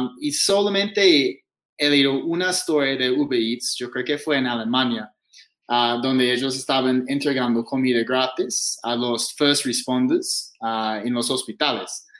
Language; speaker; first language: Spanish; non-native, fluent; English